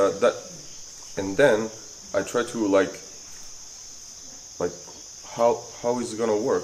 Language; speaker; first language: English; non-native, fluent; Spanish